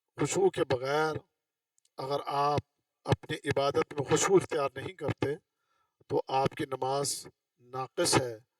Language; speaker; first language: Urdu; non-native, local second language; Punjabi